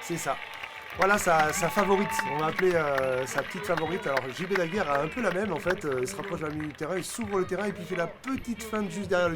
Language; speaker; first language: French; native; French